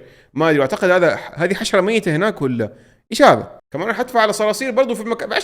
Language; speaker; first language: Arabic; native; Arabic